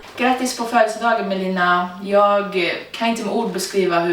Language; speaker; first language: Swedish; native; Swedish